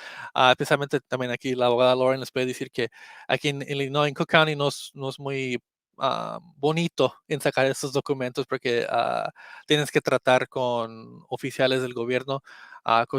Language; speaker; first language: Spanish; early bilingual, heritage; Spanish